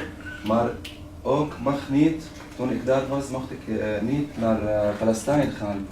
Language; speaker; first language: Dutch; non-native, learner; Arabic